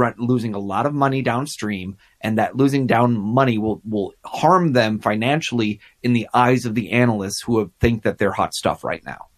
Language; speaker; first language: English; native; English